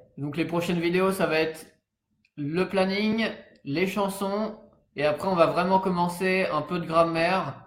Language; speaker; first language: French; native; French